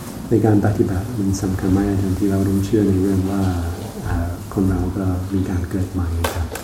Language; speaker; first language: Thai; native; Thai